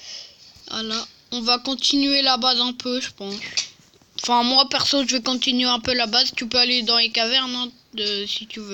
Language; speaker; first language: French; native; French